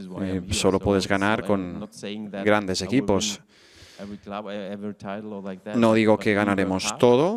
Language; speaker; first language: Spanish; non-native, learner; German